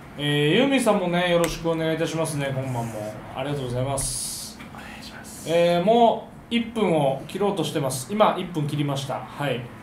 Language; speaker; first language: Japanese; native; Japanese